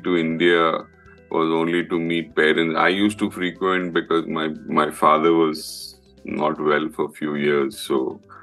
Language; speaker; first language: English; non-native, local second language; Malayalam